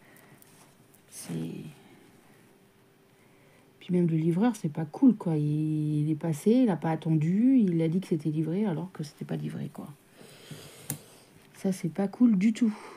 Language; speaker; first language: French; native; French